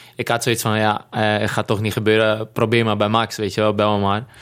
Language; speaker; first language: Dutch; non-native, fluent; Greek